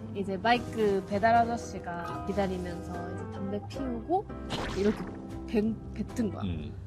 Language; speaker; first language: Korean; non-native, fluent; Japanese